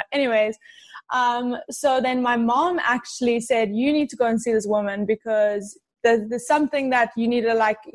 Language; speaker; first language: English; native; English